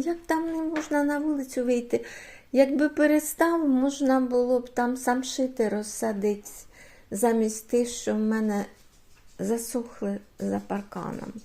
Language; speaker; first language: Ukrainian; native; Ukrainian